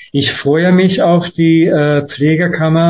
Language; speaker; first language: German; non-native, fluent; Hungarian